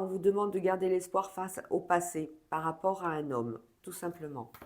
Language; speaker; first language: French; native; French